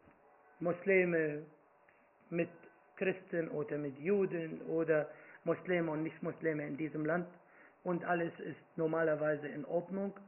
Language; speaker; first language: German; non-native, fluent; Arabic